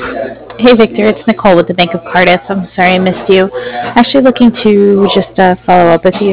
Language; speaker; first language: English; native; English